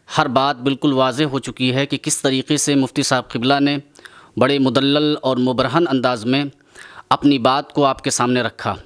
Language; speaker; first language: Hindi; native; Hindi